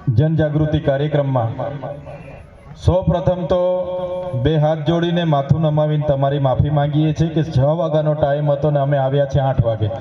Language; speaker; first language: Gujarati; non-native, local second language; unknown